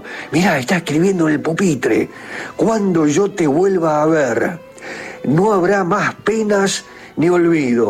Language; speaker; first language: Spanish; native; Spanish